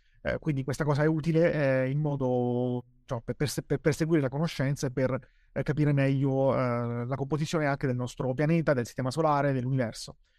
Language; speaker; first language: Italian; native; Italian